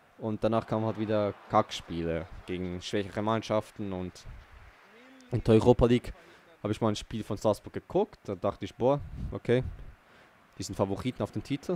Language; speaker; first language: German; early bilingual, other home language; Portuguese